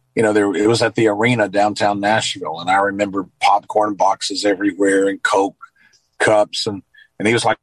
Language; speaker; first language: English; native; English